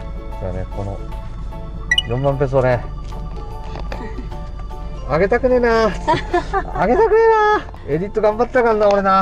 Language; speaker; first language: Japanese; native; Japanese